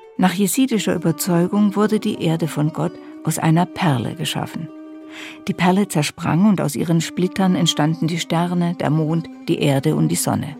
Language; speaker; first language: German; native; German